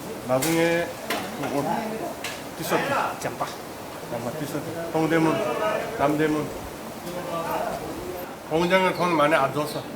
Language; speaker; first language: Korean; non-native, learner; Nepali